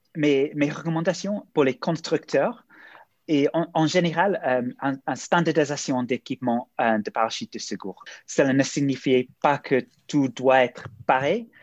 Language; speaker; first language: French; non-native, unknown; English